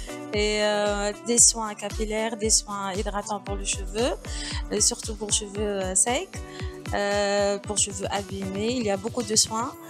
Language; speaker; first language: French; non-native, local second language; Arabic